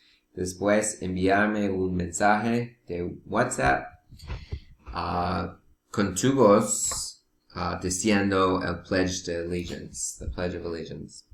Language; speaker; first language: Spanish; non-native, learner; English